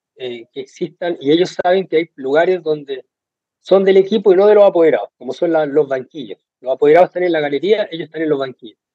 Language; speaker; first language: Spanish; native; Spanish